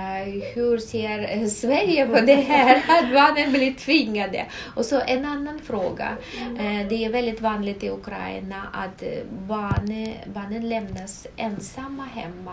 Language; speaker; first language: Swedish; non-native, fluent; Russian